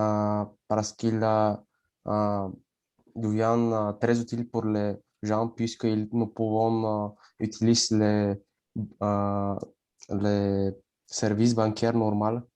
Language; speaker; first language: French; non-native, learner; Bulgarian